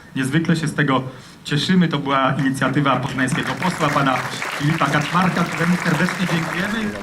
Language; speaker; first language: Polish; native; Polish